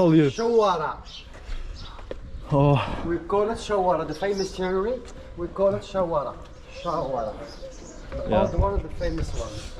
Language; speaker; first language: English; non-native, learner; Arabic